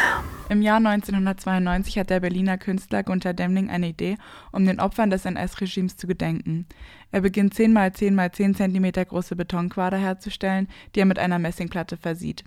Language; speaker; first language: German; native; German